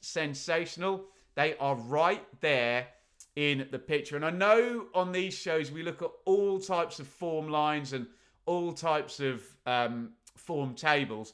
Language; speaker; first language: English; native; English